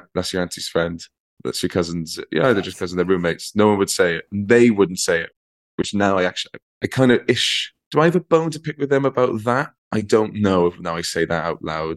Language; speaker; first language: English; native; English